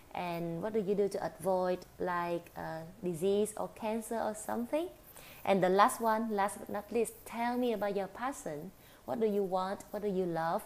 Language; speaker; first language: English; non-native, fluent; Vietnamese